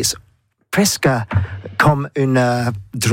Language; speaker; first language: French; non-native, learner; English